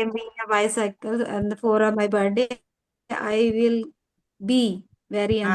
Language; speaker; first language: English; non-native, learner; Hindi